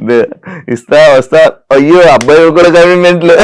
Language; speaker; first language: Telugu; native; Telugu